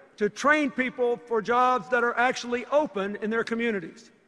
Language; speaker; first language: English; native; English